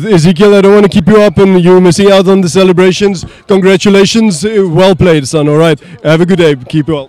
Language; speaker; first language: English; non-native, local second language; Afrikaans